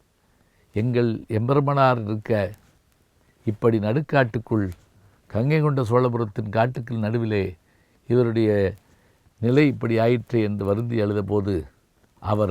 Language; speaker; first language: Tamil; native; Tamil